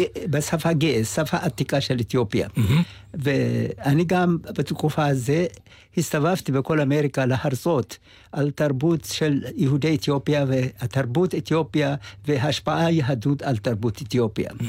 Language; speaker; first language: Hebrew; non-native, fluent; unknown